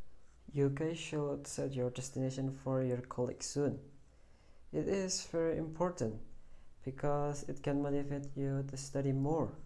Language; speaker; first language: English; non-native, learner; Indonesian